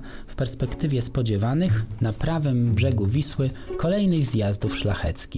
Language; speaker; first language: Polish; native; Polish